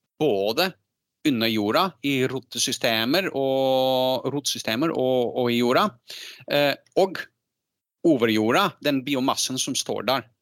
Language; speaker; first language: Norwegian; non-native, fluent; Dutch